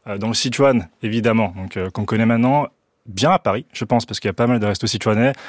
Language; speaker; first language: French; early bilingual, other home language; Chinese